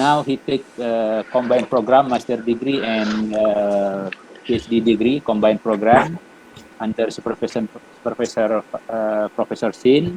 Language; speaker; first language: English; non-native, learner; Indonesian